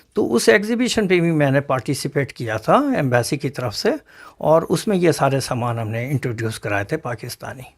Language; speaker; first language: Urdu; native; Urdu